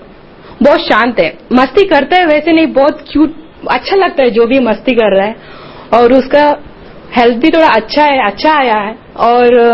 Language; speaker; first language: Hindi; non-native, local second language; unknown